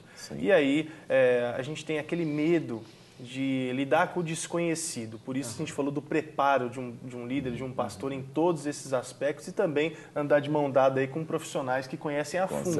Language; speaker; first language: Portuguese; native; Portuguese